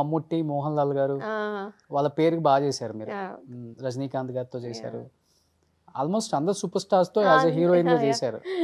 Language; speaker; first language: Telugu; native; Telugu